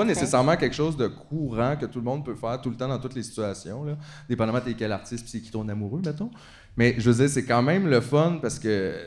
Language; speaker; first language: French; native; French